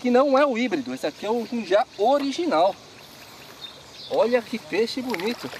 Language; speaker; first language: Portuguese; native; Portuguese